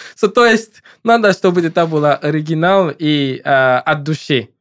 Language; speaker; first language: Russian; non-native, learner; English